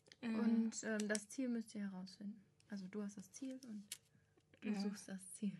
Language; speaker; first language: German; native; German